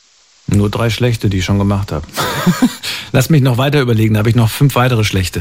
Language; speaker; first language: German; native; German